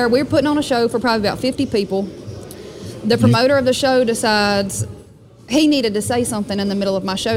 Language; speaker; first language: English; native; English